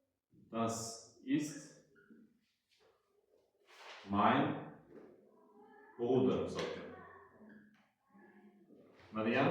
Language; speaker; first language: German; non-native, fluent; Uzbek